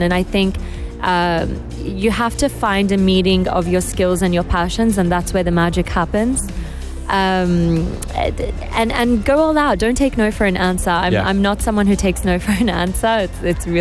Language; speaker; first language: English; native; English